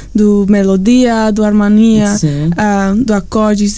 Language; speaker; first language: Portuguese; non-native, learner; English